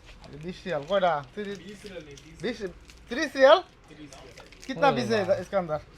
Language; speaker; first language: Hindi; non-native, learner; Bangla